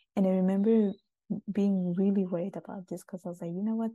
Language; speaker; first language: English; non-native, fluent; Italian